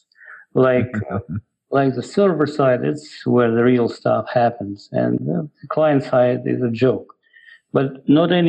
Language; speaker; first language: English; non-native, fluent; Ukrainian